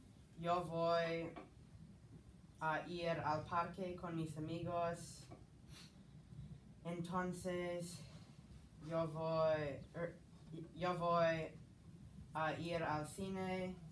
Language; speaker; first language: Spanish; non-native, learner; English